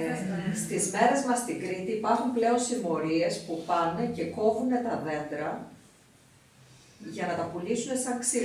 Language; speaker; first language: Greek; native; Greek